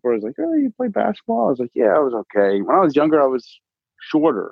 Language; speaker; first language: English; native; English